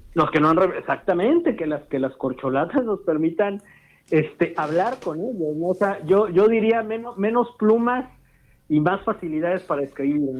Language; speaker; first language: Spanish; native; Spanish